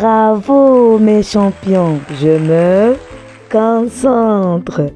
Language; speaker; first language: French; non-native, local second language; Arabic